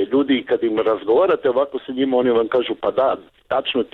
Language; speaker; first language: Serbian; native; Serbian